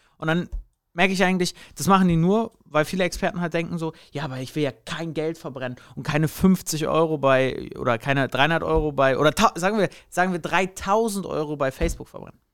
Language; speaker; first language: German; native; German